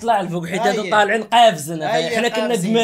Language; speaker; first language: Arabic; native; Arabic